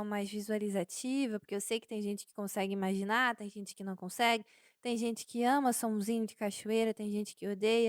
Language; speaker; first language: Portuguese; native; Portuguese